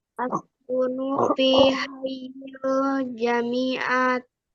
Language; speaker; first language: Arabic; non-native, learner; Indonesian